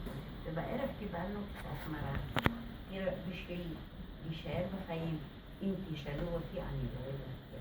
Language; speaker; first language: Hebrew; non-native, fluent; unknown